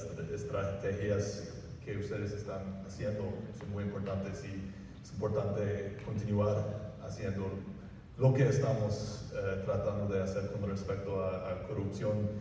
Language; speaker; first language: Spanish; non-native, fluent; English